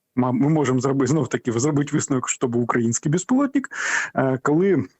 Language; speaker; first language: Ukrainian; native; Ukrainian